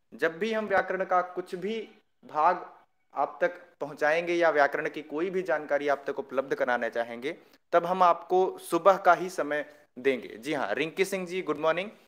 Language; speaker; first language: Hindi; native; Hindi